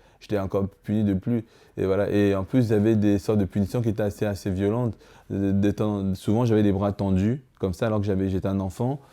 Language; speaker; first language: French; early bilingual, other home language; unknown